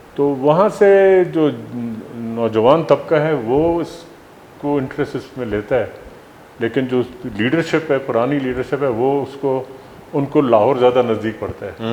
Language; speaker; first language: Urdu; non-native, local second language; Baluchi